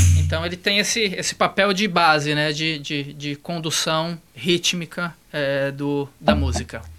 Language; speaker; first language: Portuguese; native; Portuguese